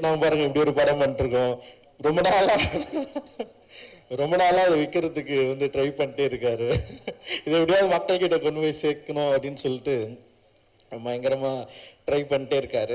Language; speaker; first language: Tamil; native; Tamil